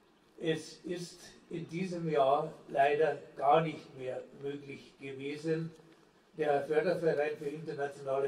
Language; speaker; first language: German; native; German